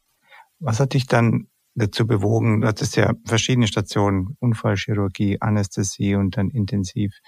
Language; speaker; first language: German; native; German